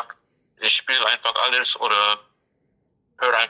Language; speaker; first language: German; non-native, fluent; English